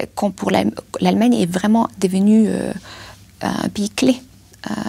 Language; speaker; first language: French; non-native, fluent; German